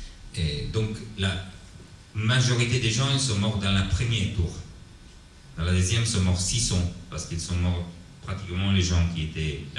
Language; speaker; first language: French; non-native, learner; Italian